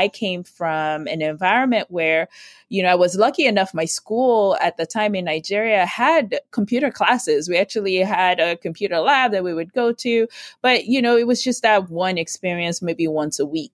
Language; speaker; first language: English; non-native, local second language; Yoruba